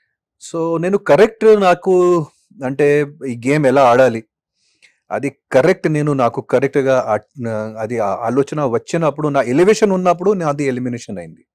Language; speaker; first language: Telugu; non-native, fluent; Hindi